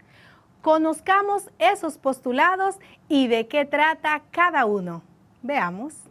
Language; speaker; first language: Spanish; native; Spanish